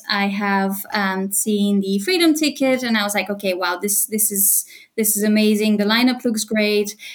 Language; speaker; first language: English; non-native, fluent; Bulgarian